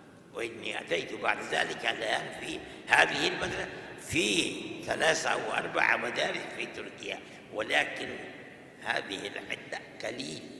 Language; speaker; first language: Arabic; non-native, fluent; Urdu